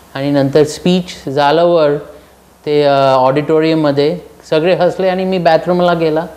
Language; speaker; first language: Marathi; early bilingual, heritage; Marathi